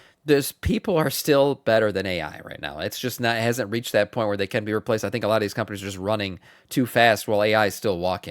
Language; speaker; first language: English; native; English